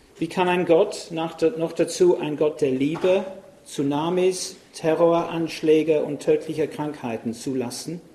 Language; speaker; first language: German; non-native, fluent; English